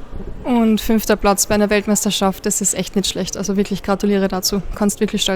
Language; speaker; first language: German; native; German